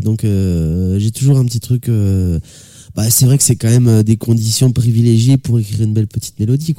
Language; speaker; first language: French; native; French